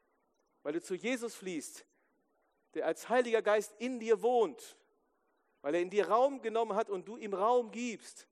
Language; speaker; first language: German; native; German